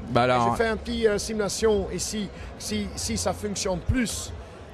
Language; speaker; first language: French; non-native, fluent; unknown